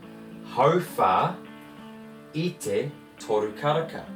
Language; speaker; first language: Māori; non-native, fluent; English